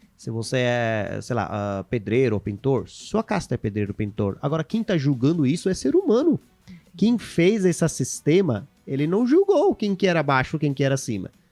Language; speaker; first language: Portuguese; non-native, fluent; Hindi